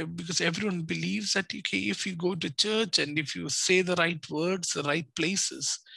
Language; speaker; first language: English; non-native, local second language; Malayalam